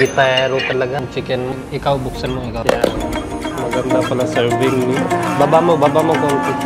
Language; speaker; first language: Filipino; non-native, learner; Punjabi